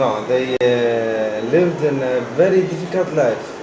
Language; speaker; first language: English; non-native, learner; Arabic